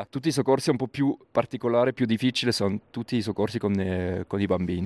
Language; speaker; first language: Italian; non-native, local second language; German